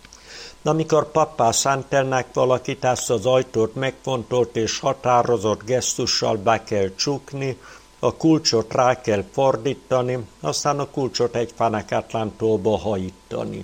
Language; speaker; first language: Hungarian; native; Hungarian